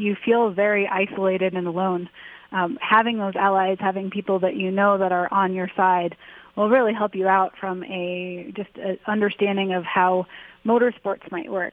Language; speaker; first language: English; native; English